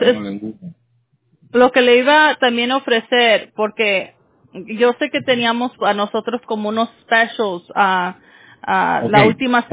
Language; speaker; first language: Spanish; early bilingual, heritage; Spanish